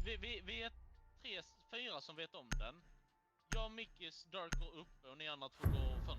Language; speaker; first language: Swedish; native; Swedish